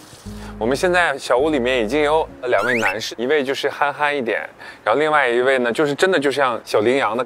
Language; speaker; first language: Chinese; native; Chinese